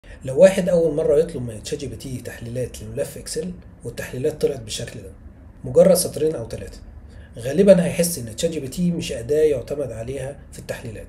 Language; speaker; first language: Arabic; native; Arabic